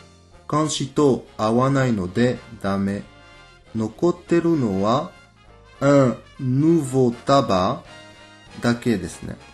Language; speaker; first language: Japanese; non-native, fluent; French